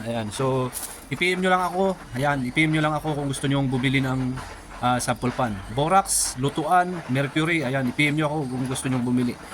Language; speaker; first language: Filipino; non-native, local second language; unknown